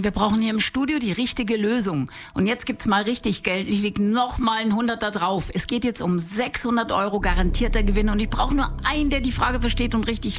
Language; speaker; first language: German; native; German